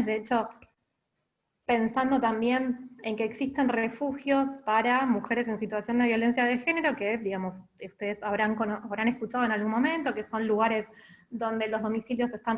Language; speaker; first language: Spanish; native; Spanish